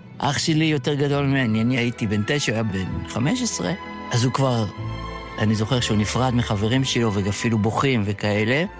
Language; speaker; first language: Hebrew; early bilingual, other home language; Yiddish